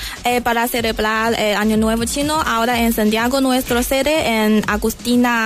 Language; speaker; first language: Spanish; non-native, learner; Chinese